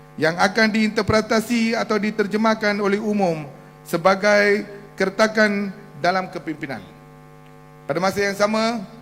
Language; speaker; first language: Malay; non-native, local second language; Tamil